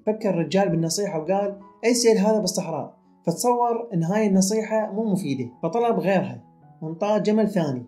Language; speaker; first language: Arabic; native; Arabic